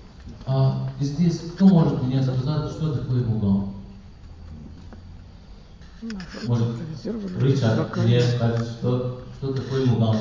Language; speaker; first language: Russian; non-native, learner; Persian